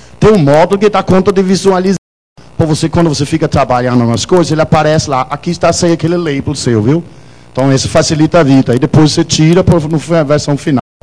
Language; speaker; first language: Portuguese; non-native, fluent; Danish